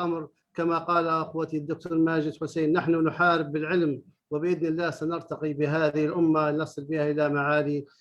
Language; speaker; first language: Arabic; native; Arabic